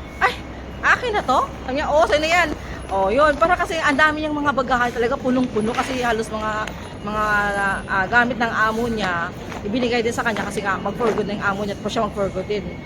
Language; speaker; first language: Filipino; non-native, local second language; Cebuano